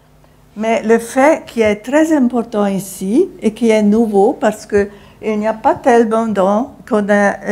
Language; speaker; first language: French; non-native, fluent; Italian